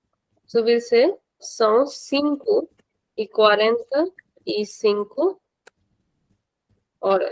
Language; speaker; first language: Portuguese; non-native, fluent; Hindi